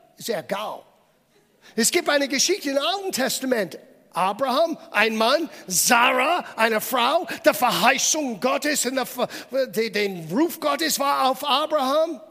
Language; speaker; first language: German; non-native, fluent; English